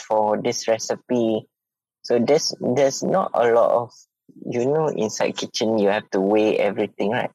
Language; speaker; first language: English; non-native, local second language; Malay